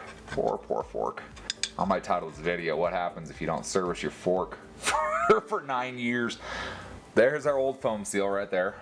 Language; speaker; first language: English; native; English